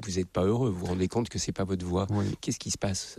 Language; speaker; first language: French; native; French